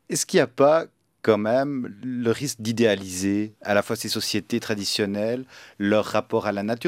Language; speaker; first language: French; native; French